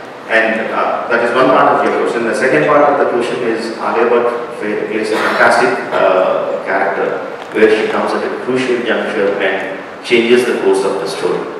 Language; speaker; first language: English; non-native, local second language; Telugu